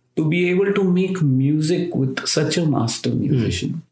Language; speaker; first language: English; non-native, local second language; Marathi